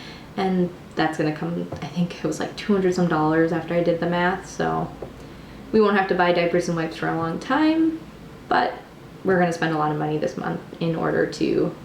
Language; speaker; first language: English; native; English